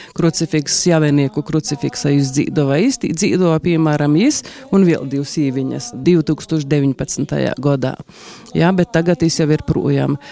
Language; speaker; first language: Latvian; native; Latvian